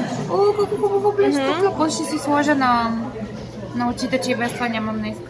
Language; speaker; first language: Bulgarian; native; Bulgarian